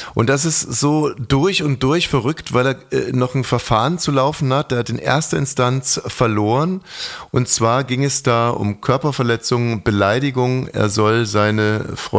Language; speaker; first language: German; native; German